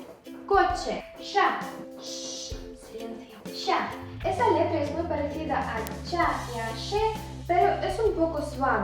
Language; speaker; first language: Spanish; non-native, fluent; Russian